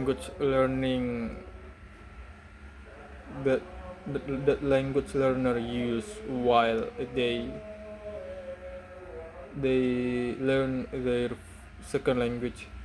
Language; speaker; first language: English; non-native, learner; Indonesian